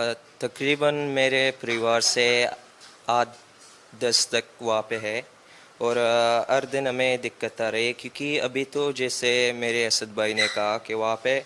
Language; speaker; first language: Hindi; non-native, fluent; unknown